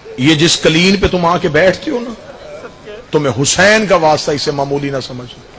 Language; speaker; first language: Urdu; non-native, local second language; Punjabi